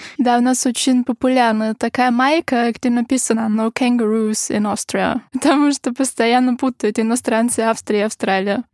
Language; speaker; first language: Russian; non-native, fluent; German